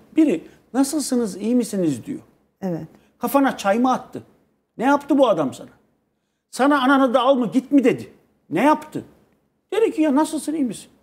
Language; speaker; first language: Turkish; native; Turkish